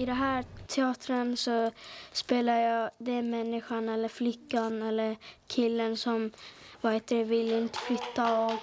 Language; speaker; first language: Swedish; early bilingual, other home language; Persian